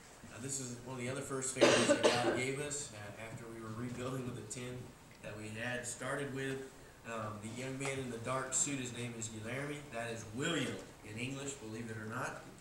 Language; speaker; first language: English; native; English